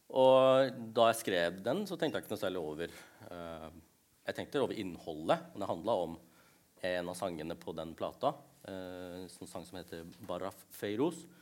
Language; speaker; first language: Norwegian; early bilingual, other home language; Tamil